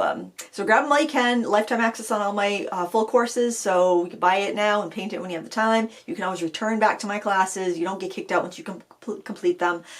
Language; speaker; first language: English; native; English